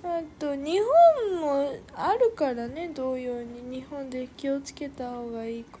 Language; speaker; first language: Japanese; non-native, fluent; Korean